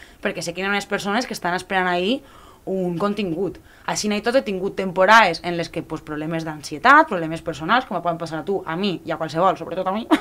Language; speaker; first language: Catalan; native; Catalan